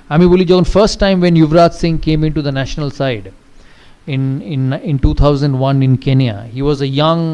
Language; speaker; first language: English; non-native, local second language; Bangla